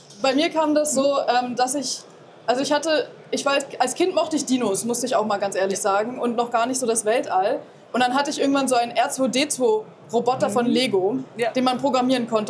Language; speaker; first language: German; native; German